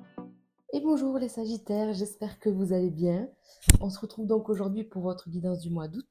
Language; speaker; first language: French; native; French